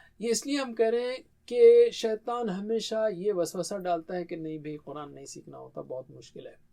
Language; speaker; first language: Urdu; native; Urdu